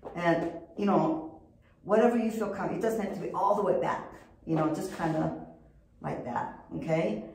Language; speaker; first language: English; non-native, fluent; Korean